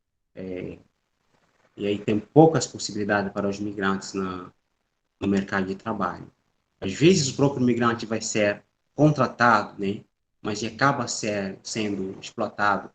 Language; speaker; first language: Portuguese; non-native, local second language; Upper Guinea Crioulo